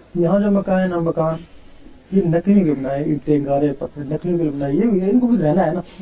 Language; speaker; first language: Urdu; non-native, local second language; Punjabi